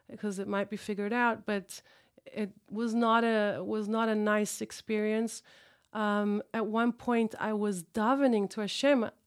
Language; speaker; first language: English; early bilingual, other home language; Hebrew